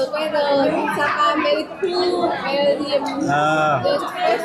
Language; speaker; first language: English; non-native, learner; Vietnamese